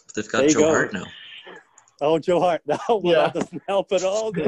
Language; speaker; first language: English; native; English